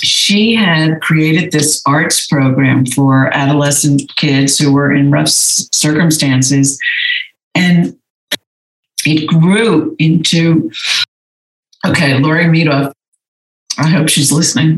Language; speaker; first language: English; native; English